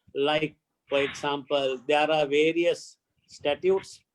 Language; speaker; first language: English; non-native, local second language; Sinhala